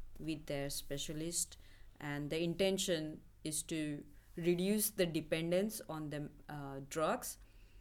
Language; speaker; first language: English; non-native, local second language; Marathi